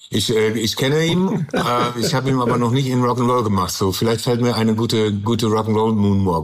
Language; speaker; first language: German; non-native, learner; English